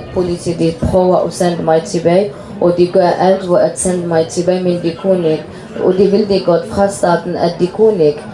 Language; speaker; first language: Danish; non-native, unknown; Arabic